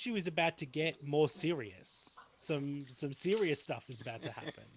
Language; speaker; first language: English; native; English